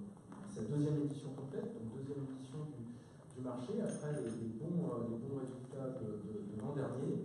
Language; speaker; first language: French; native; French